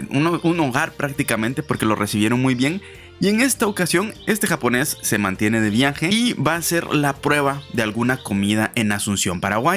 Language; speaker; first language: Spanish; native; Spanish